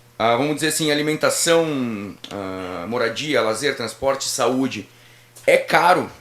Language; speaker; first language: Portuguese; native; Portuguese